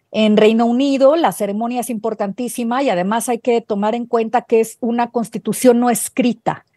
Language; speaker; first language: Spanish; native; Spanish